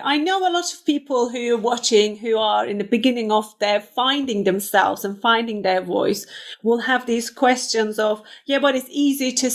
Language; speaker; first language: English; non-native, fluent; Turkish